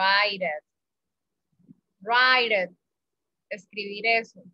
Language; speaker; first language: English; non-native, fluent; Spanish